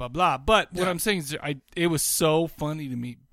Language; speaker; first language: English; native; English